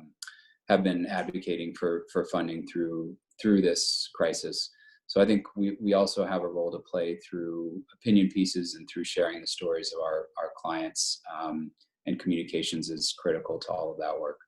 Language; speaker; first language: English; native; English